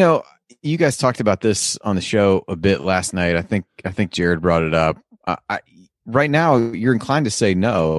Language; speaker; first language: English; native; English